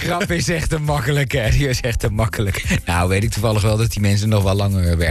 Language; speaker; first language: Dutch; native; Dutch